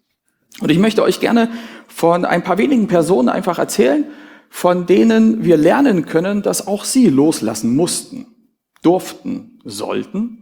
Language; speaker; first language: German; native; German